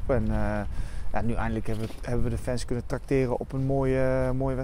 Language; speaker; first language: Dutch; native; Dutch